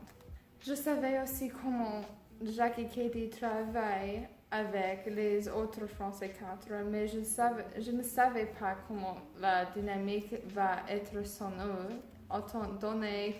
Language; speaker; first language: French; non-native, learner; English